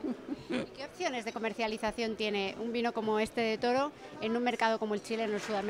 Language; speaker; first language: Spanish; native; Spanish